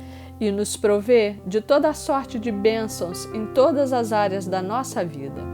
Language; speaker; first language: Portuguese; native; Portuguese